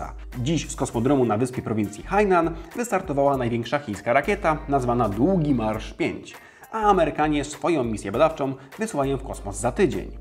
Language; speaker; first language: Polish; native; Polish